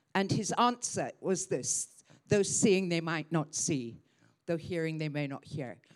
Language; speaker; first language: English; native; English